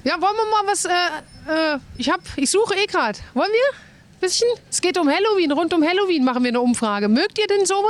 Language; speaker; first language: German; native; German